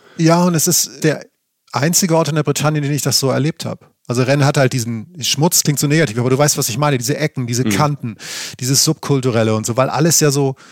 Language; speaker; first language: German; native; German